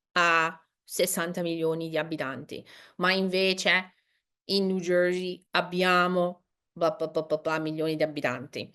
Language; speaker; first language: Italian; non-native, fluent; English